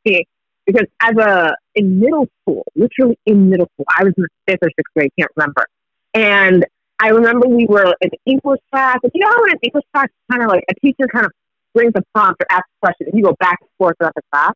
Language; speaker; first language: English; early bilingual, other home language; Swahili